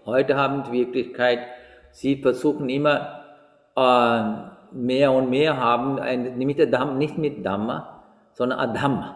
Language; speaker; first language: German; non-native, fluent; Sinhala